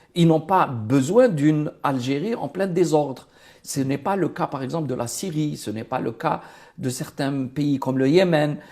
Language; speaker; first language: French; non-native, local second language; Arabic